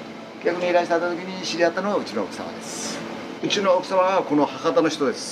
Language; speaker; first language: Japanese; native; Japanese